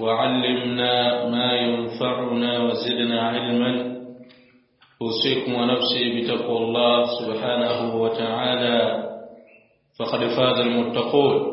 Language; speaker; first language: Arabic; non-native, fluent; Swahili